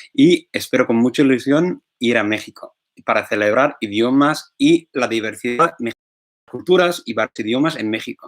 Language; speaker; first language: Spanish; non-native, fluent; English